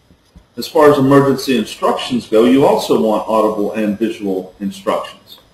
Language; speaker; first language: English; native; English